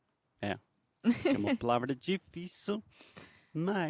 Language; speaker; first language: Portuguese; non-native, fluent; English